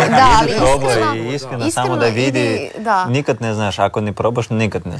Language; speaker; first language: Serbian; non-native, learner; Russian